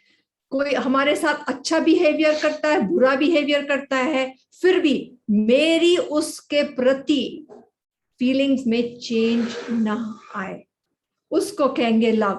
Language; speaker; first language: Hindi; native; Hindi